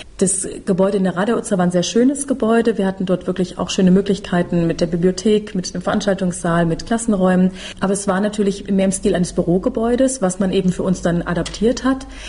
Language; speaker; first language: German; native; German